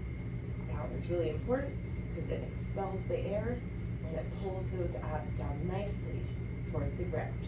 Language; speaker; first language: English; native; English